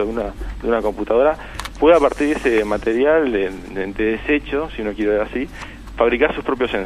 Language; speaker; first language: Spanish; native; Spanish